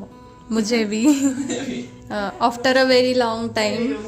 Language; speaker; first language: Hindi; native; Hindi